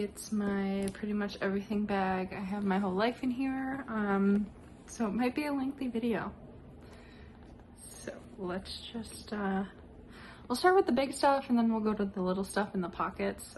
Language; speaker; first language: English; native; English